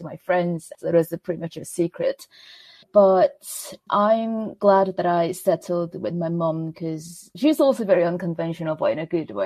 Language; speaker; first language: English; non-native, fluent; Korean